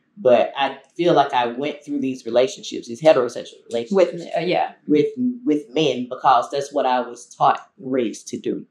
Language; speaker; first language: English; native; English